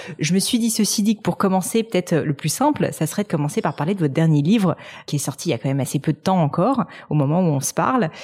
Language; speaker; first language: French; native; French